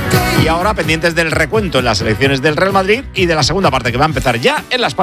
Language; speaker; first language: Spanish; native; Spanish